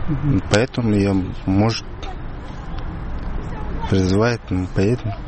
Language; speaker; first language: Russian; non-native, learner; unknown